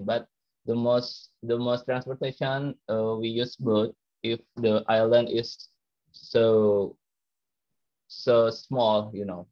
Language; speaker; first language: English; non-native, learner; Indonesian